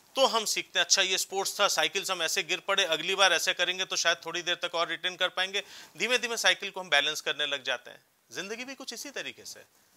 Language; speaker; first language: Hindi; native; Hindi